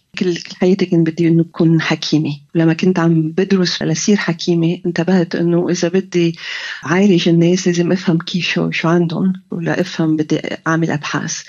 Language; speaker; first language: Arabic; early bilingual, heritage; Arabic